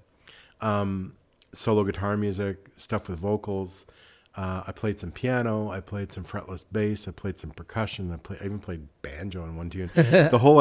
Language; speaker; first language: English; native; English